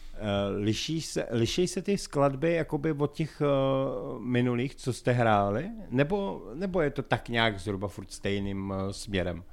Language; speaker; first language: Czech; native; Czech